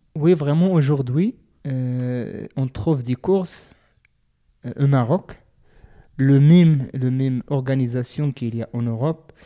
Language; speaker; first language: French; non-native, learner; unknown